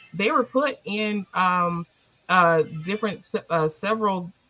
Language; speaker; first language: English; native; English